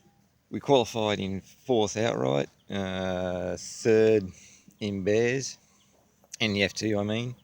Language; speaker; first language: English; native; English